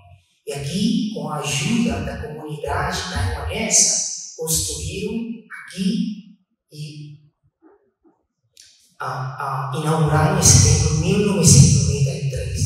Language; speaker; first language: Portuguese; non-native, fluent; Chinese